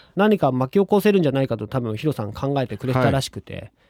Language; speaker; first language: Japanese; native; Japanese